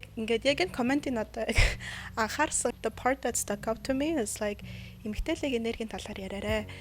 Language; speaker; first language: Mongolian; early bilingual, heritage; Mongolian